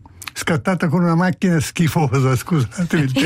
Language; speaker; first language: Italian; native; Italian